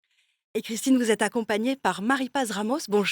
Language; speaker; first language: French; native; French